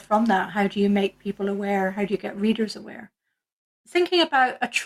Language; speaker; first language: English; native; English